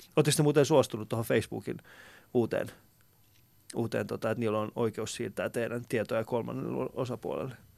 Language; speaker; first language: Finnish; early bilingual, other home language; Persian